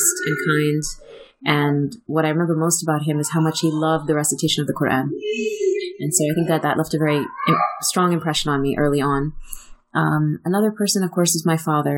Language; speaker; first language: English; native; English